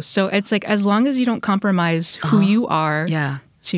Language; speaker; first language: English; native; English